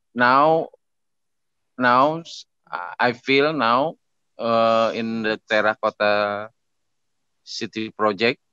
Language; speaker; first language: English; non-native, learner; Indonesian